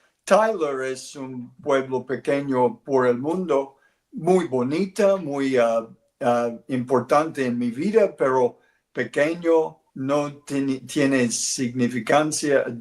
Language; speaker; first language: Spanish; non-native, learner; English